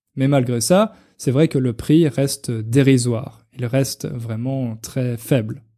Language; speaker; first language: French; native; French